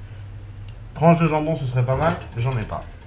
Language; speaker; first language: French; native; French